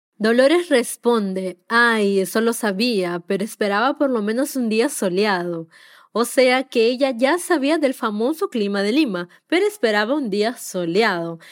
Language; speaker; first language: Spanish; native; Spanish